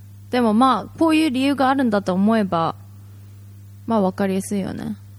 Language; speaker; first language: Japanese; native; Japanese